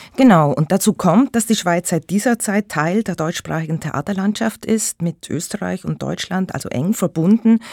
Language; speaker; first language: German; native; German